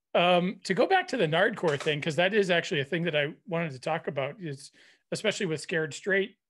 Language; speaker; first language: English; native; English